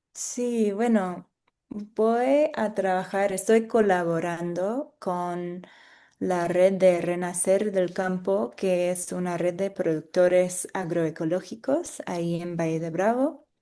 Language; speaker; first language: Spanish; non-native, fluent; English